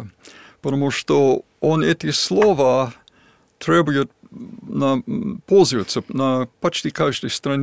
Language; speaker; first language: Russian; non-native, fluent; English